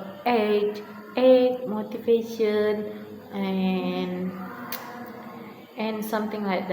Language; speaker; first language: English; non-native, learner; Indonesian